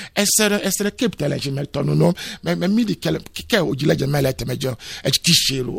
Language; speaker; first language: Hungarian; non-native, fluent; Yoruba